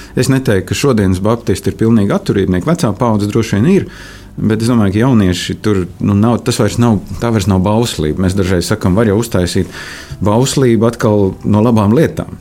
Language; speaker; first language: Latvian; native; Latvian